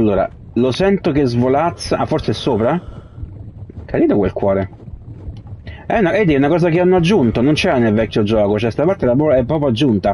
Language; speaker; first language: Italian; native; Italian